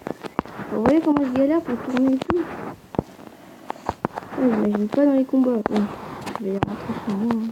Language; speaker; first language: French; native; French